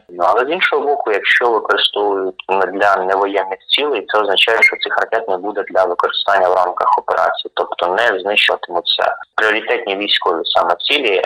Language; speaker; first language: Ukrainian; native; Ukrainian